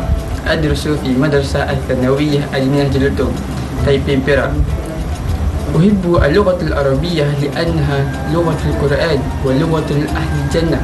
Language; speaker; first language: Arabic; non-native, learner; Malay